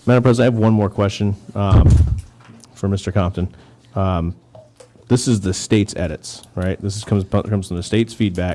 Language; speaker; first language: English; native; English